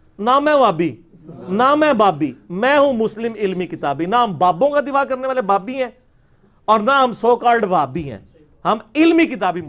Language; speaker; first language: Urdu; non-native, local second language; Punjabi